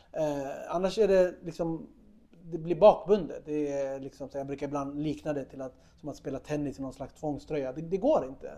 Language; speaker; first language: Swedish; early bilingual, other home language; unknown